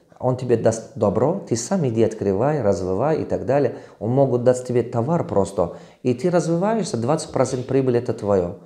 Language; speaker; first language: Russian; non-native, local second language; Tajik